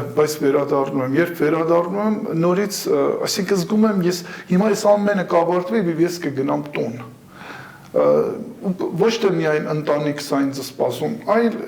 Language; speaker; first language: Armenian; early bilingual, heritage; Armenian